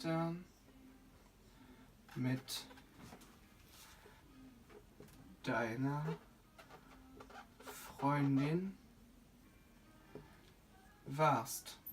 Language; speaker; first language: German; non-native, fluent; French